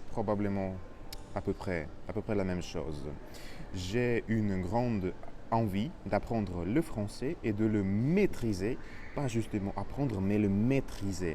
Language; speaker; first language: French; non-native, learner; Russian